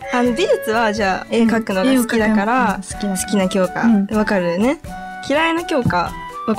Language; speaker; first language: Japanese; native; Japanese